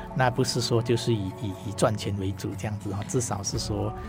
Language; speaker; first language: Chinese; non-native, local second language; Hakka Chinese